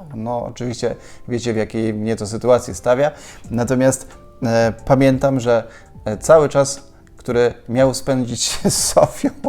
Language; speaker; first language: Polish; native; Polish